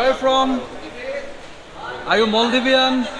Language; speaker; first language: English; non-native, local second language; Bangla